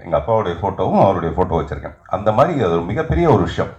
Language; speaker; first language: Tamil; native; Tamil